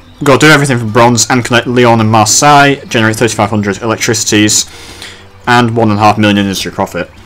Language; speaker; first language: English; native; English